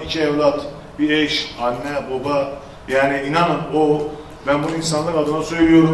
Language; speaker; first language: Turkish; native; Turkish